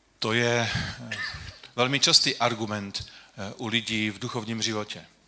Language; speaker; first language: Czech; non-native, local second language; Polish